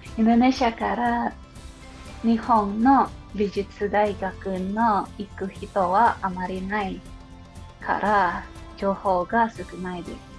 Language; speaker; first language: Japanese; non-native, learner; Indonesian